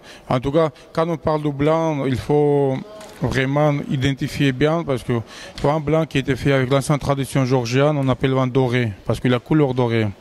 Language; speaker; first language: French; non-native, learner; Georgian